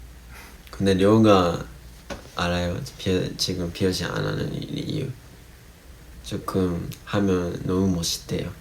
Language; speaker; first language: Korean; non-native, fluent; Japanese